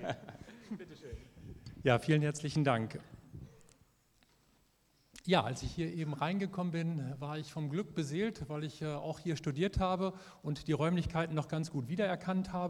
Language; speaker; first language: German; native; German